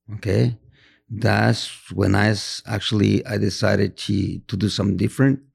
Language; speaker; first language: English; non-native, fluent; Spanish